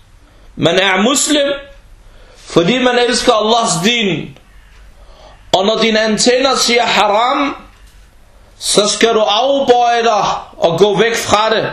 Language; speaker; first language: Danish; early bilingual, other home language; Arabic